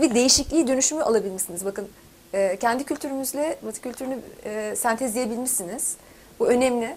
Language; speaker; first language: Turkish; native; Turkish